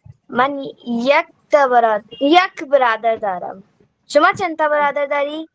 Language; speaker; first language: Persian; non-native, learner; Urdu